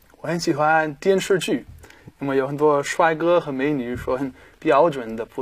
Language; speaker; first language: Chinese; non-native, fluent; German